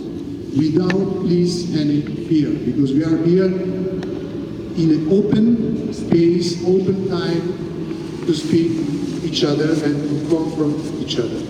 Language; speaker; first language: English; non-native, fluent; Italian